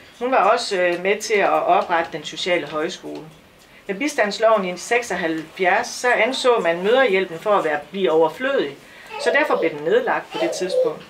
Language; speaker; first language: Danish; native; Danish